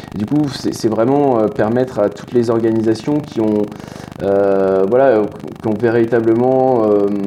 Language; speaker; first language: French; native; French